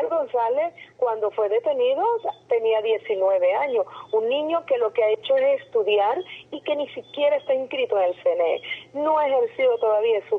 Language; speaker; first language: Spanish; native; Spanish